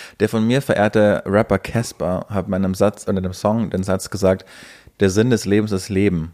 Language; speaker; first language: German; native; German